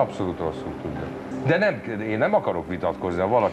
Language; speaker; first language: Hungarian; native; Hungarian